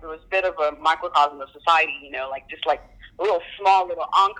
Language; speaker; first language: English; non-native, local second language; Yoruba